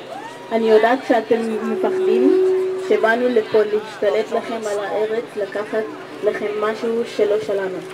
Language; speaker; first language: Hebrew; early bilingual, other home language; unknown